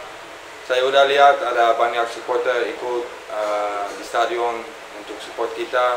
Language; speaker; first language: Indonesian; non-native, fluent; Dutch